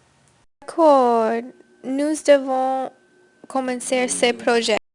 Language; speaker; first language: French; non-native, learner; English